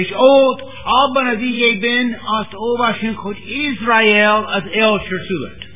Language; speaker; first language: Hungarian; non-native, learner; English